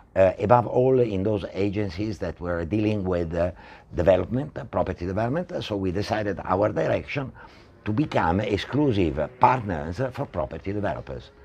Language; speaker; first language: English; non-native, fluent; Italian